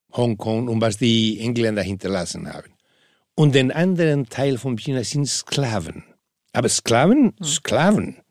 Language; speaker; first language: German; non-native, fluent; Spanish